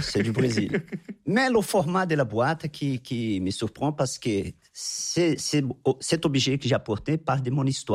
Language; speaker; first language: French; non-native, fluent; Portuguese